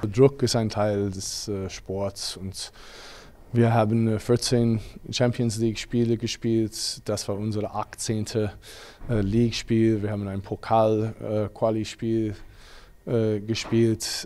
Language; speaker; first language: German; non-native, fluent; English